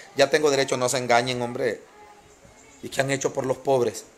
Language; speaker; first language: Spanish; native; Spanish